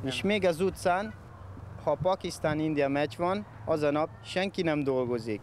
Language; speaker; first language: Hungarian; non-native, fluent; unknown